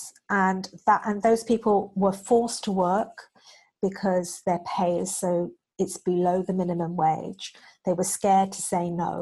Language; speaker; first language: English; native; English